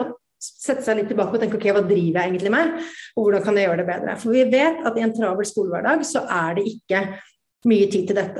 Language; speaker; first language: Norwegian; native; Norwegian